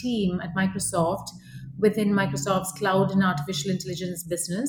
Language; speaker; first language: English; non-native, local second language; Malayalam